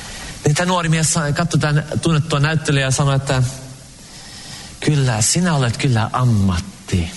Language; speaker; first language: Finnish; early bilingual, heritage; Finnish